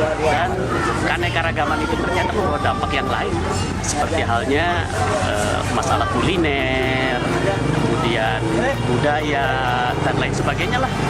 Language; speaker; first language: Indonesian; native; Indonesian